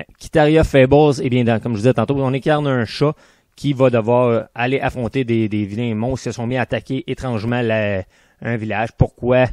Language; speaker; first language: French; native; French